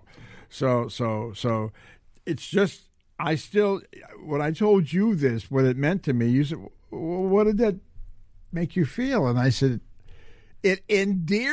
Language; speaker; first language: English; native; English